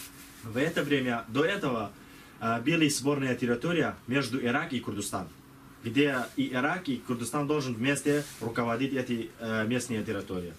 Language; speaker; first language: Russian; non-native, learner; Kurdish